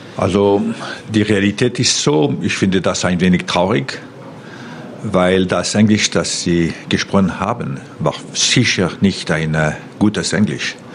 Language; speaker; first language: German; non-native, local second language; French